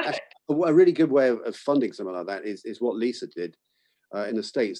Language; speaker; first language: English; native; English